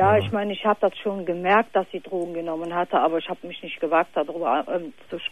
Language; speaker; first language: German; non-native, fluent; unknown